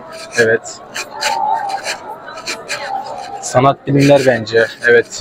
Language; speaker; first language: Turkish; non-native, fluent; Kyrgyz